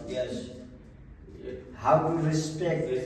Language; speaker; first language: English; non-native, learner; Hindi